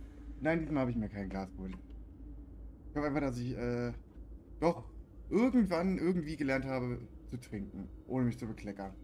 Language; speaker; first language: German; native; German